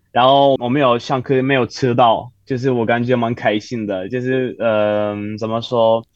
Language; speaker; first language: Chinese; non-native, fluent; Turkish